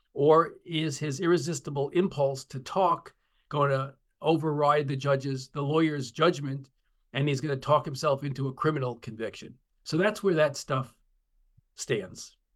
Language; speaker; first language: English; native; English